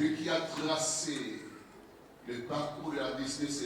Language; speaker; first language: French; non-native, local second language; Lingala